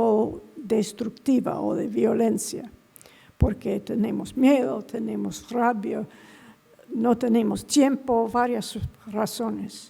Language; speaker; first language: Spanish; non-native, fluent; English